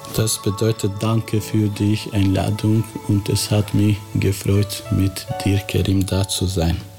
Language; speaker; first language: German; non-native, fluent; Albanian